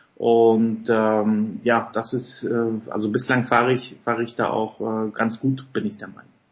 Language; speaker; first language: German; early bilingual, other home language; Polish